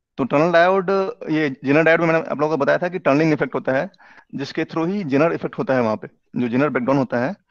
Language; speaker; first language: Hindi; native; Hindi